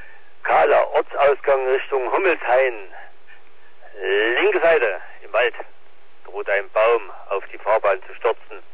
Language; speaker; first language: German; native; German